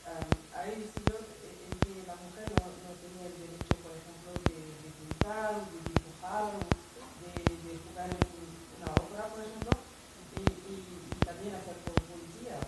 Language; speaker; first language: Spanish; non-native, fluent; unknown